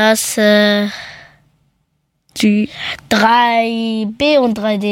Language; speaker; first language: German; early bilingual, other home language; Persian